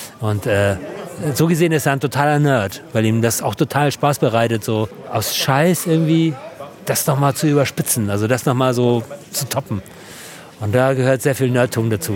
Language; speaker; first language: German; native; German